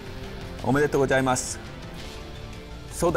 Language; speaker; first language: Japanese; non-native, fluent; Korean